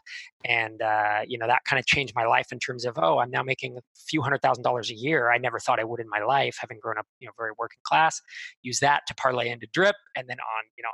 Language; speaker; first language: English; native; English